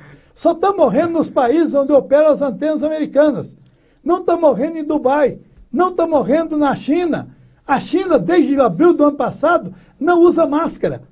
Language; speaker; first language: Portuguese; native; Portuguese